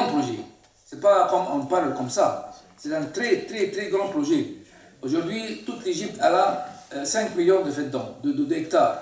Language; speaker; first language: French; non-native, local second language; Arabic